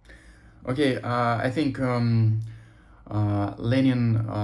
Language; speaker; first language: English; non-native, learner; Russian